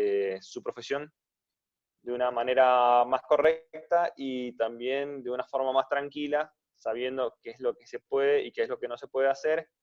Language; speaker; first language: Spanish; native; Spanish